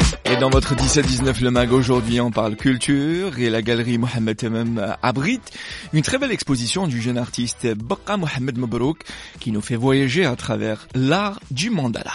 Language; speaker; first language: French; non-native, local second language; Arabic